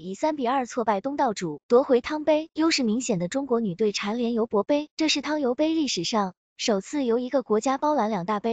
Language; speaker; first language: Chinese; native; Chinese